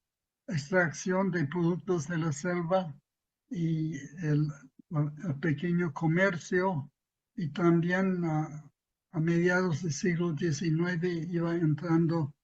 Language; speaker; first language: Spanish; non-native, fluent; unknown